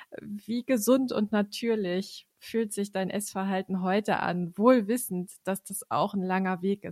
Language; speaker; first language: German; native; German